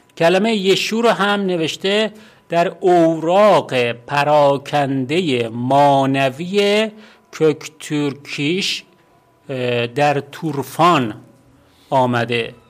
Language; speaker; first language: Persian; non-native, local second language; Azerbaijani